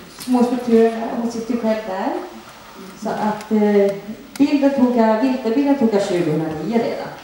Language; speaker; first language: Swedish; early bilingual, other home language; Finnish